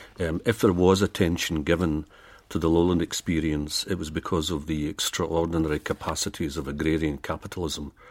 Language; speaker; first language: English; native; English